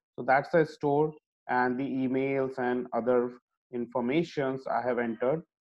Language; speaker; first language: English; non-native, local second language; Hindi